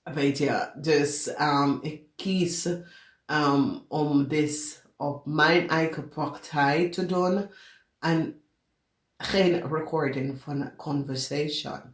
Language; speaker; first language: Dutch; non-native, learner; English